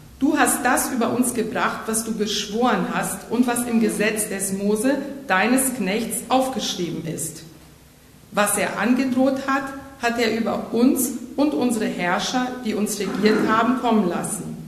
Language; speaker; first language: German; native; German